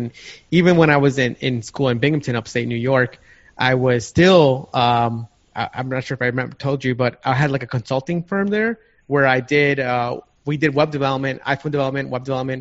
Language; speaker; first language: English; native; English